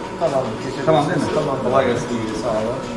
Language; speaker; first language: Turkish; native; Turkish